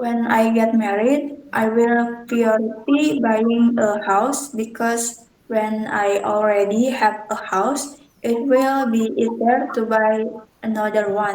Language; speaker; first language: English; non-native, learner; Indonesian